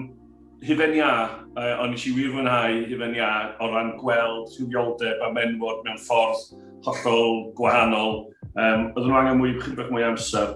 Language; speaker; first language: Welsh; native; Welsh